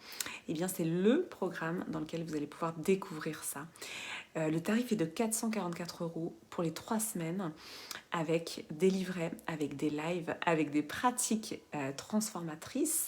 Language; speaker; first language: French; native; French